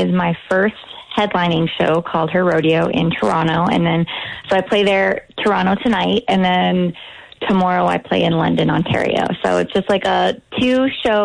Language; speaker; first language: English; native; English